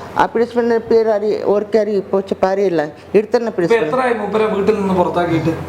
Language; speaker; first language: Malayalam; non-native, learner; Hindi